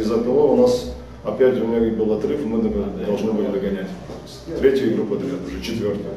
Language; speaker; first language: Russian; native; Russian